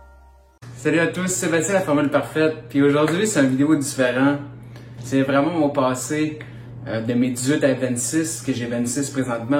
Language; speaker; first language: French; native; French